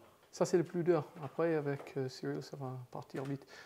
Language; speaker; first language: French; non-native, fluent; English